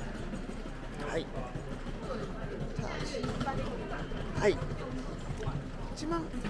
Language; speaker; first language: Japanese; native; Japanese